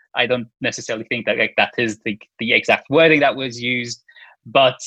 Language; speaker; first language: English; non-native, fluent; Luxembourgish